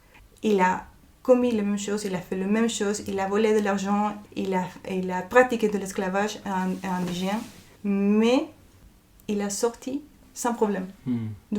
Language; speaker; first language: French; non-native, fluent; Spanish